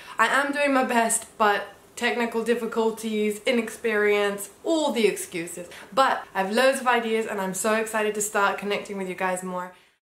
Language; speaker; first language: English; early bilingual, heritage; English